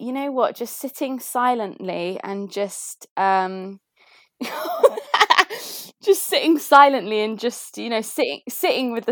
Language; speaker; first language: English; native; English